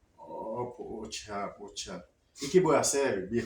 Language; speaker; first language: Spanish; non-native, learner; Haitian Creole